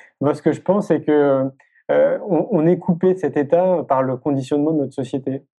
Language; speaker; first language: French; native; French